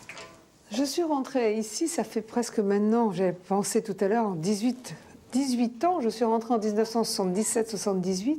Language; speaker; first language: French; native; French